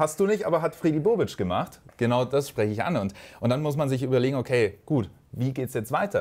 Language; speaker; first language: German; native; German